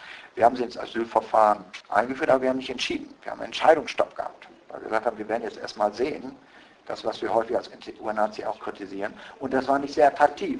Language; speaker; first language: German; non-native, fluent; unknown